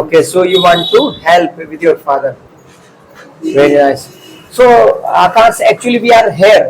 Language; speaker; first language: English; non-native, fluent; Hindi